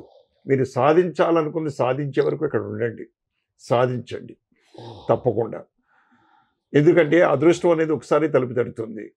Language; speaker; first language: Telugu; native; Telugu